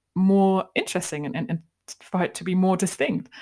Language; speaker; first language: English; non-native, fluent; German